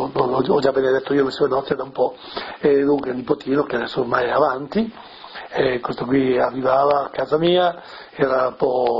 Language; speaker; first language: Italian; native; Italian